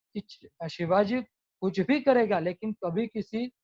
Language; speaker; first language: Hindi; non-native, local second language; Marathi